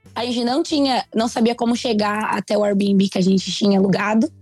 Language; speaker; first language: Portuguese; native; Portuguese